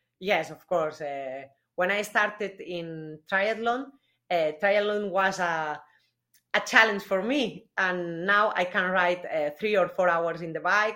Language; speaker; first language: English; non-native, learner; Spanish